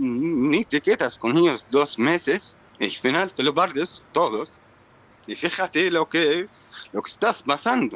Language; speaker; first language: Spanish; non-native, learner; Arabic